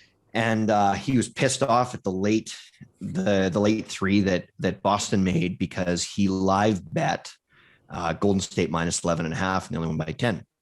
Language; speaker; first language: English; native; English